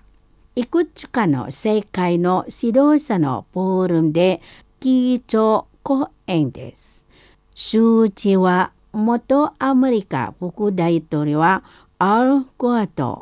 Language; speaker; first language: Japanese; non-native, learner; Indonesian